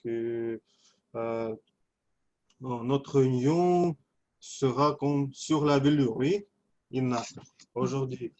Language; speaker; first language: French; non-native, fluent; Russian